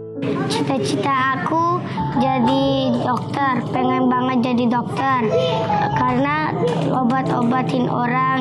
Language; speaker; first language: Indonesian; early bilingual, other home language; Persian